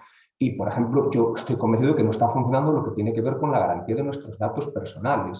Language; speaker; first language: Spanish; native; Spanish